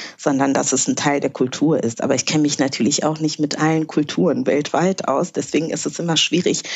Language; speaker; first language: German; early bilingual, other home language; Kinyarwanda